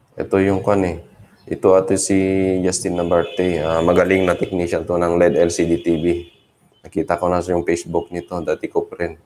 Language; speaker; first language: Filipino; native; Filipino